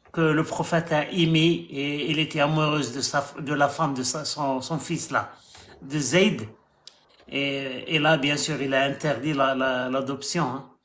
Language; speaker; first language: French; non-native, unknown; Arabic